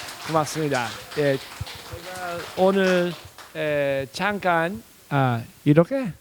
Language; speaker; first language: Korean; non-native, fluent; English